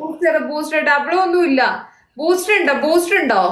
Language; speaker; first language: Malayalam; native; Malayalam